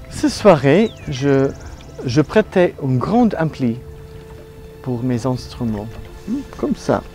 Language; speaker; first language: French; non-native, learner; Italian